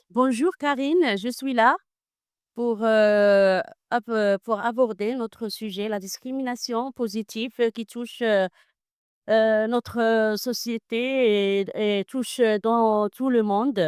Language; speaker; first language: French; non-native, learner; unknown